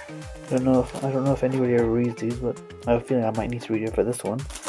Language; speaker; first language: English; native; English